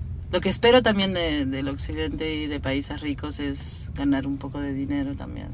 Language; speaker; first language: Spanish; native; Spanish